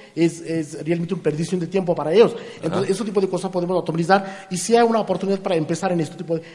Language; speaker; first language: Spanish; non-native, fluent; Hindi